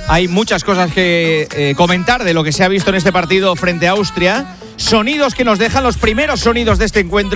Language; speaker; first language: Spanish; native; Spanish